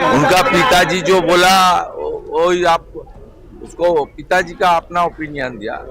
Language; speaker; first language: Hindi; non-native, local second language; Bangla